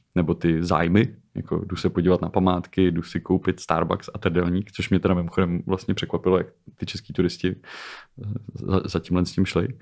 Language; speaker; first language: Czech; native; Czech